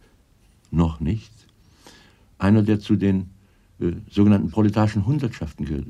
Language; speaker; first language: German; native; German